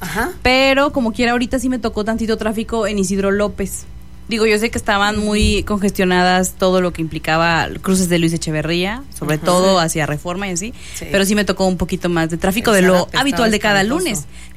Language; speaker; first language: Spanish; native; Spanish